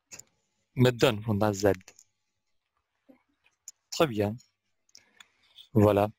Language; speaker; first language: French; non-native, fluent; Albanian